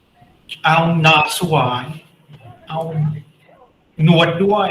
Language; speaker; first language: Thai; non-native, learner; English